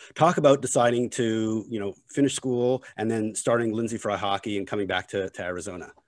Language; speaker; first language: English; native; English